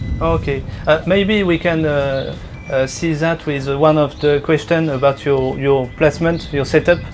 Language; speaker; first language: English; non-native, learner; French